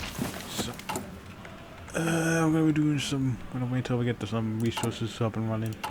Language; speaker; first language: English; native; English